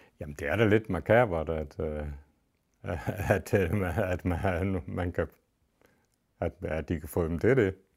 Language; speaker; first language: Danish; native; Danish